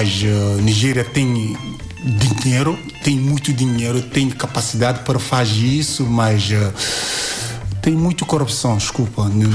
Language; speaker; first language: Portuguese; non-native, learner; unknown